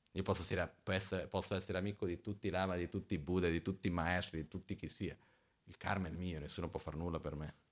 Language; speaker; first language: Italian; non-native, fluent; Portuguese